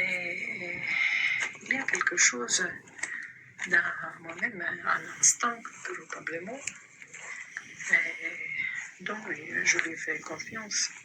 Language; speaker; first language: French; non-native, fluent; Greek